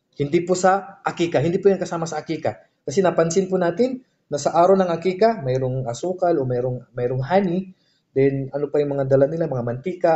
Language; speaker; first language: Filipino; native; Filipino